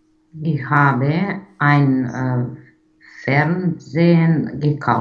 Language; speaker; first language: German; non-native, learner; Romanian